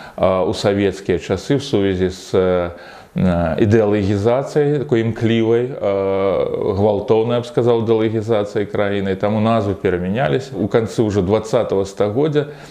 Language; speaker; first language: Belarusian; non-native, local second language; Russian